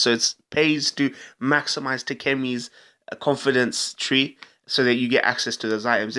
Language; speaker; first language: English; native; English